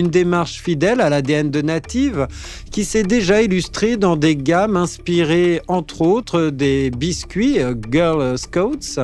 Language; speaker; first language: French; native; French